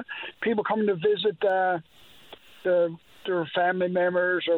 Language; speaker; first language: English; native; English